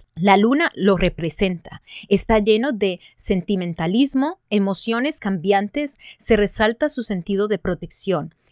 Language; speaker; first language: Spanish; early bilingual, other home language; English